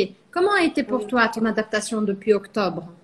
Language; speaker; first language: French; non-native, fluent; Portuguese